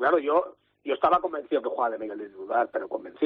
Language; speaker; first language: Spanish; native; Spanish